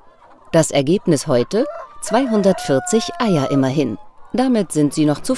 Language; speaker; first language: German; native; German